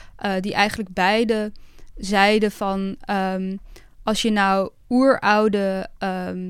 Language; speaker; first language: Dutch; early bilingual, other home language; Bosnian